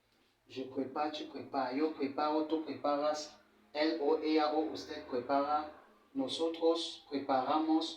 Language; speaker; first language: Spanish; non-native, fluent; French